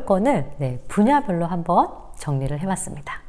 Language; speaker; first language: Korean; native; Korean